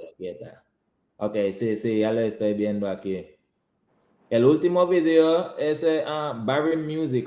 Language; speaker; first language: Spanish; early bilingual, heritage; Spanish